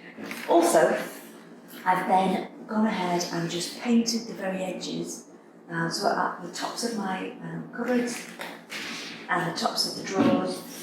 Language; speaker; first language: English; native; English